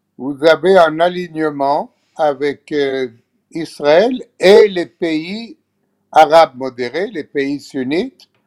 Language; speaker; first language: French; non-native, fluent; Hebrew